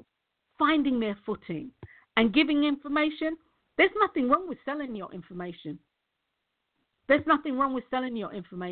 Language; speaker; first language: English; native; English